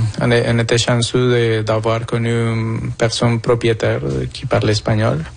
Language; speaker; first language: French; non-native, fluent; Spanish